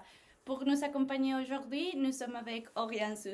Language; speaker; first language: French; non-native, learner; Spanish